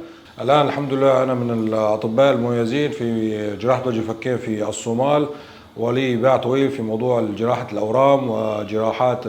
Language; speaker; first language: Arabic; native; Arabic